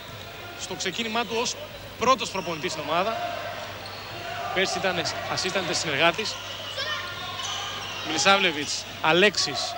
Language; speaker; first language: Greek; native; Greek